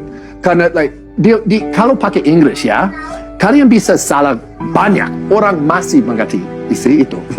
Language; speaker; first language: Indonesian; early bilingual, heritage; Indonesian